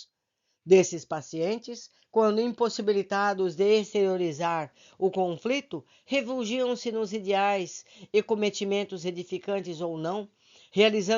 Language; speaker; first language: Portuguese; native; Portuguese